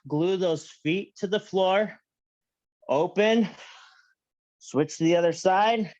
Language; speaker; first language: English; native; English